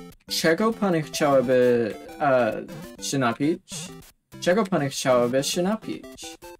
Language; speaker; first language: Polish; non-native, learner; English